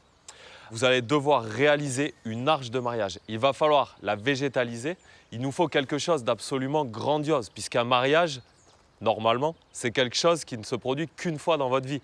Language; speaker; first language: French; native; French